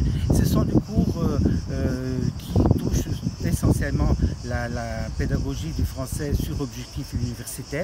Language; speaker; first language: French; non-native, fluent; Portuguese